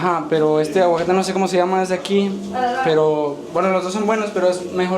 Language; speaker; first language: Spanish; native; Spanish